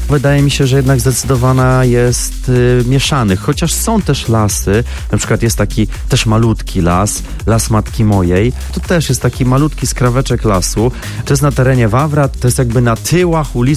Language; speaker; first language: Polish; native; Polish